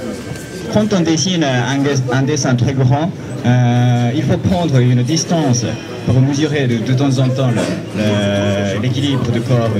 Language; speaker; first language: French; non-native, fluent; Japanese